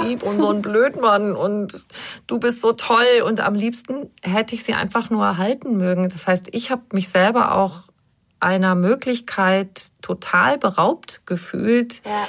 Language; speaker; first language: German; native; German